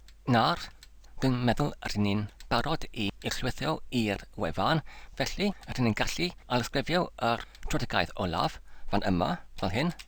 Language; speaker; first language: Welsh; non-native, fluent; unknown